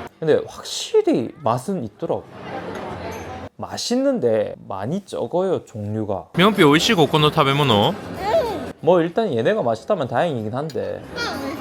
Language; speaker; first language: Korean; native; Korean